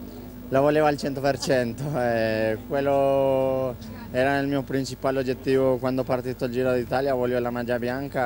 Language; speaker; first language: Italian; non-native, fluent; Spanish